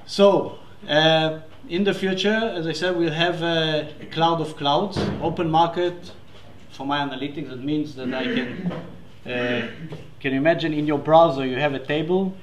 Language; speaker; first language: English; non-native, fluent; Hebrew